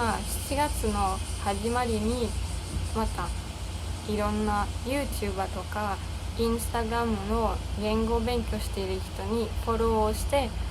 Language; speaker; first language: Japanese; non-native, learner; German